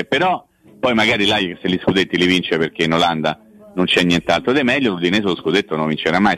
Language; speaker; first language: Italian; native; Italian